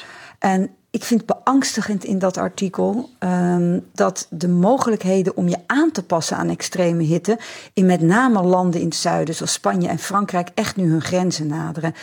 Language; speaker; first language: Dutch; native; Dutch